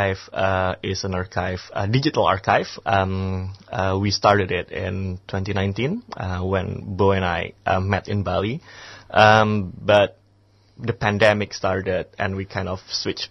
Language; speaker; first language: English; non-native, fluent; Indonesian